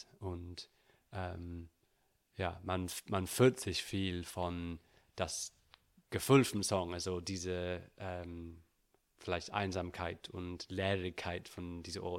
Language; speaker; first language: German; non-native, learner; English